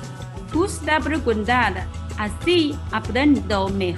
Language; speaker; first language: Spanish; non-native, learner; Chinese